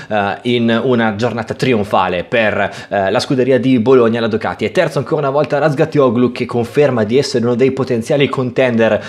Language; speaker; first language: Italian; native; Italian